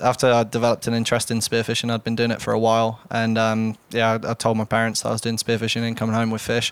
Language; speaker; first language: English; native; English